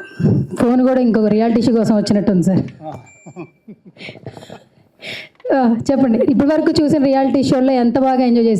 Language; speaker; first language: Telugu; native; Telugu